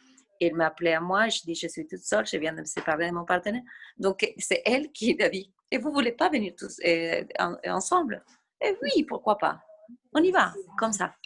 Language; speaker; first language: French; non-native, fluent; Spanish